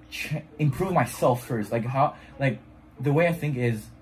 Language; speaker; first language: English; non-native, fluent; French